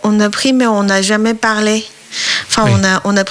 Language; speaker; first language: French; non-native, learner; Chinese